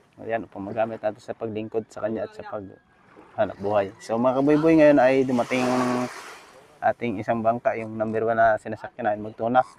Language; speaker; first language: Filipino; native; Filipino